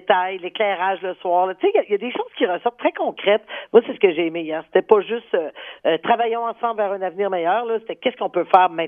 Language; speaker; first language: French; native; French